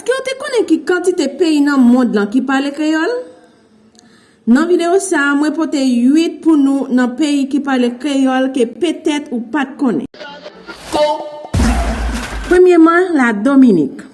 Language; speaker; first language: French; non-native, learner; Haitian Creole